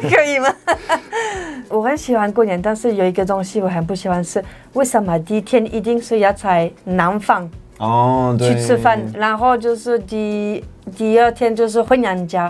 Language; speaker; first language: Chinese; non-native, fluent; French